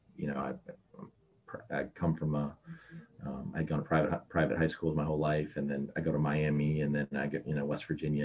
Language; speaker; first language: English; native; English